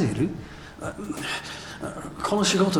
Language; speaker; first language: Japanese; non-native, learner; English